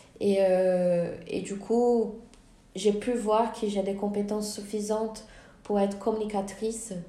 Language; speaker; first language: French; non-native, fluent; Portuguese